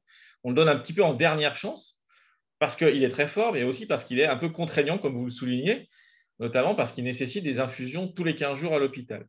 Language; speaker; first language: French; native; French